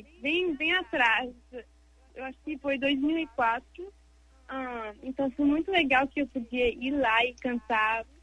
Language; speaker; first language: Portuguese; early bilingual, heritage; English